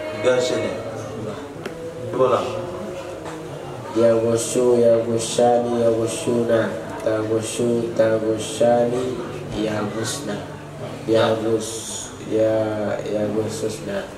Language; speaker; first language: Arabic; non-native, fluent; Indonesian